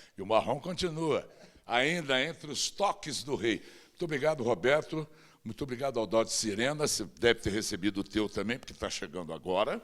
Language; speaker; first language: Portuguese; native; Portuguese